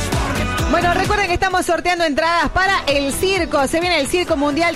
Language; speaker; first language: Spanish; native; Spanish